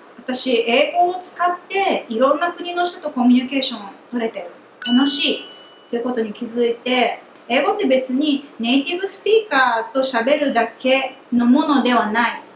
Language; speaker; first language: Japanese; native; Japanese